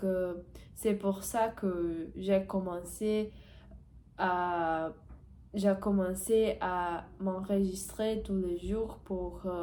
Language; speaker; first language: French; non-native, learner; Portuguese